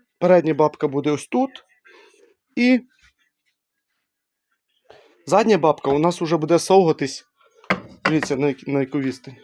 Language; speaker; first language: Ukrainian; native; Ukrainian